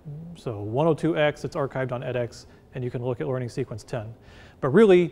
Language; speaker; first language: English; native; English